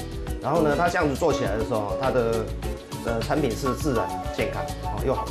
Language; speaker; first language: Chinese; native; Chinese